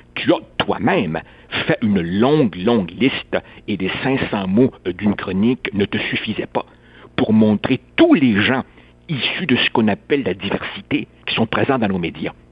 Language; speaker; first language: French; early bilingual, other home language; Spanish